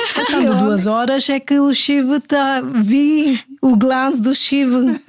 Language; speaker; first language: Portuguese; non-native, fluent; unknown